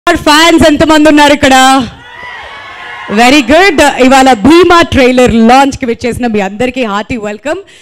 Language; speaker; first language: Telugu; native; Telugu